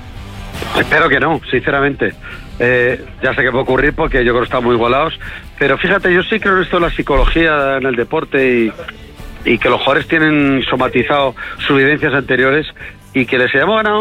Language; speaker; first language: Spanish; native; Spanish